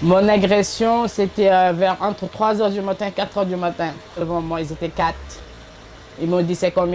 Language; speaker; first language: French; non-native, learner; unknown